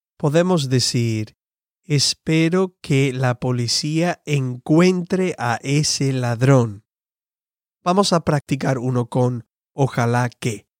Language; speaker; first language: Spanish; non-native, fluent; English